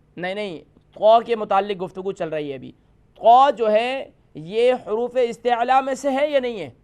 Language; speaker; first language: Urdu; native; Urdu